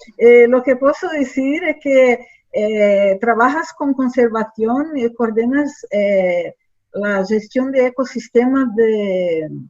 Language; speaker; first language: Spanish; non-native, fluent; Portuguese